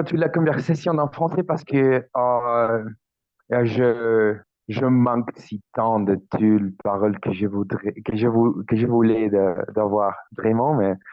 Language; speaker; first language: French; non-native, learner; Spanish